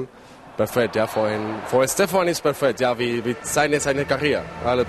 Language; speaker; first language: German; non-native, learner; Spanish